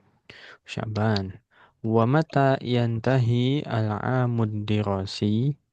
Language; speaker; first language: Arabic; non-native, fluent; Indonesian